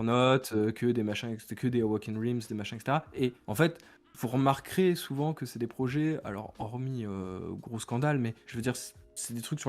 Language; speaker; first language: French; native; French